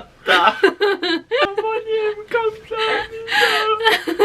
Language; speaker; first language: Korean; non-native, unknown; Japanese